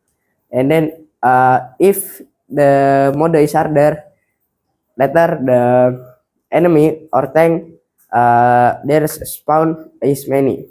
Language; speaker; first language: English; non-native, learner; Indonesian